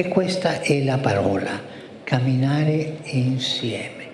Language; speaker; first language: Italian; non-native, fluent; Spanish